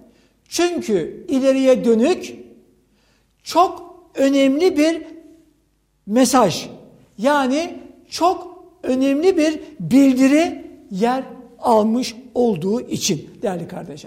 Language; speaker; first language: Turkish; native; Turkish